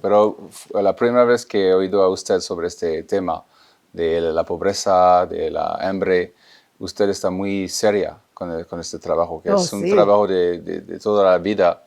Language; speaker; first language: Spanish; non-native, fluent; French